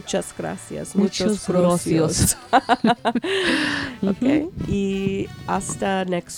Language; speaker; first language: Spanish; non-native, learner; English